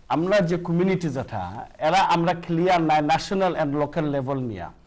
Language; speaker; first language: Bangla; early bilingual, other home language; Sylheti